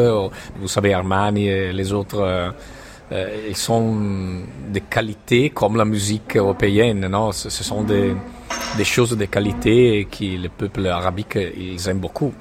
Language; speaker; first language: French; non-native, fluent; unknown